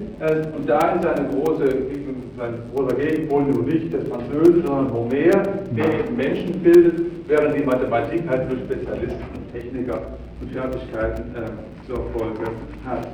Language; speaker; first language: German; native; German